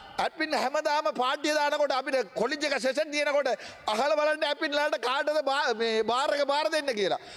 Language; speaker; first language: Sinhala; non-native, local second language; Tamil